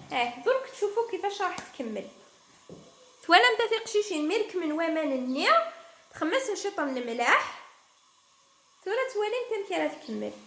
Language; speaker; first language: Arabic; non-native, local second language; Kabyle